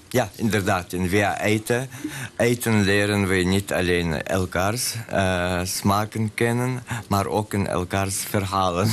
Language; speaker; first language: Dutch; non-native, learner; Chechen